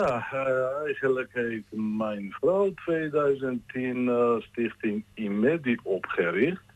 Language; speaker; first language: Dutch; non-native, learner; Georgian